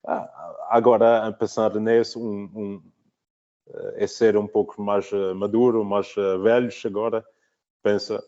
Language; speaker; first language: Portuguese; early bilingual, heritage; Portuguese